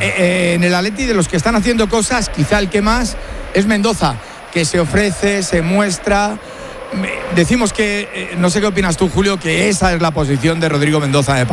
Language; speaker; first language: Spanish; native; Spanish